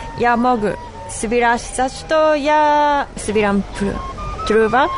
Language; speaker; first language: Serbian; non-native, learner; Japanese